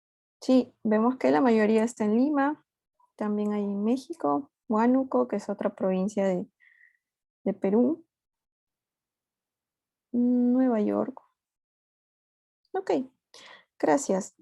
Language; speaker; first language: Spanish; native; Spanish